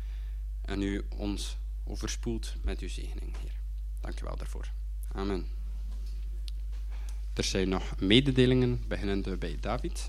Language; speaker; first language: Dutch; native; Dutch